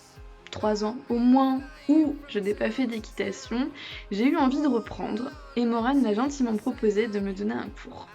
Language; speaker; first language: French; native; French